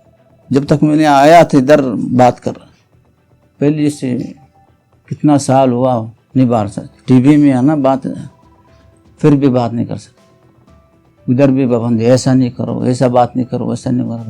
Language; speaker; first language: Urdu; non-native, learner; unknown